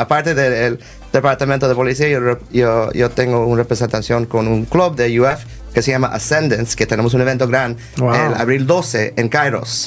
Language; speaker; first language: Spanish; early bilingual, heritage; Spanish